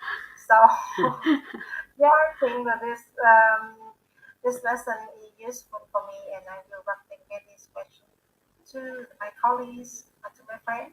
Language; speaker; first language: English; non-native, learner; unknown